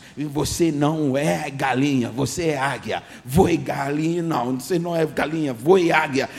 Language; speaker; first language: Portuguese; non-native, fluent; English